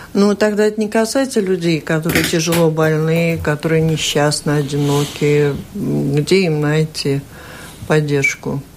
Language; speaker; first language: Russian; native; Russian